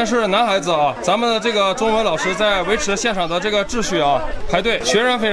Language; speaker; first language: Chinese; native; Chinese